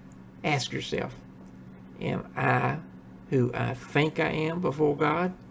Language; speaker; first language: English; native; English